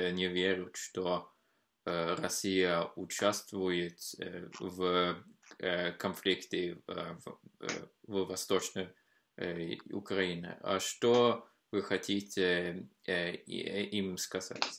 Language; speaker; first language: Russian; non-native, fluent; Norwegian